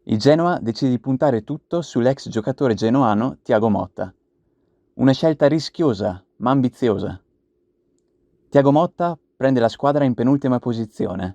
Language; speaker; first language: Italian; native; Italian